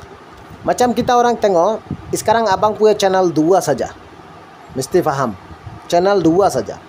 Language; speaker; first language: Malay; non-native, learner; Bangla